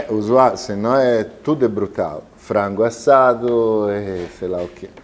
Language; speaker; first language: Portuguese; non-native, fluent; Italian